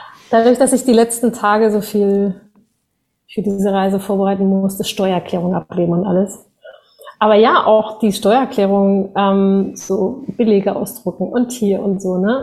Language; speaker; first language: German; non-native, fluent; Spanish